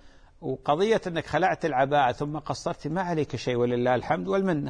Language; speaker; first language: Arabic; native; Arabic